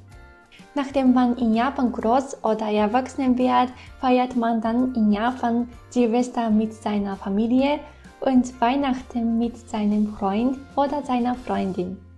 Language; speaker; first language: German; non-native, fluent; Japanese